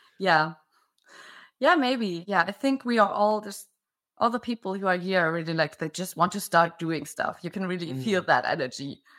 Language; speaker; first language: English; non-native, fluent; German